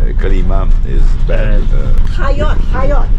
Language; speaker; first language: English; non-native, learner; Italian